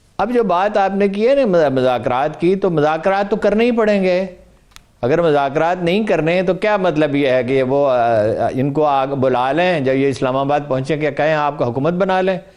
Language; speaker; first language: Urdu; non-native, local second language; Punjabi